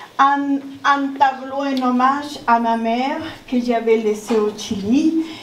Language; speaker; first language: French; non-native, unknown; Spanish